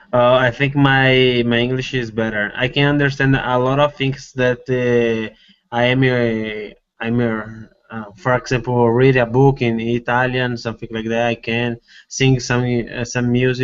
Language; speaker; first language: English; non-native, learner; Portuguese